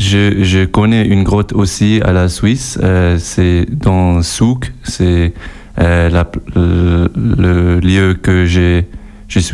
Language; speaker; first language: French; non-native, learner; German